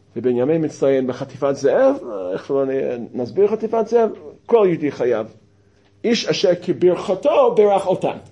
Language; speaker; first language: Hebrew; non-native, fluent; English